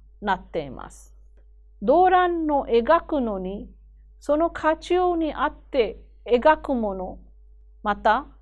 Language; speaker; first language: Japanese; non-native, fluent; Hindi